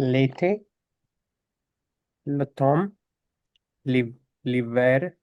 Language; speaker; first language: French; non-native, learner; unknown